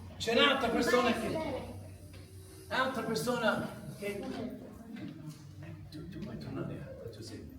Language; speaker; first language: Italian; non-native, learner; English